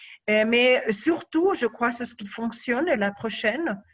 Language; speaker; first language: French; non-native, fluent; Spanish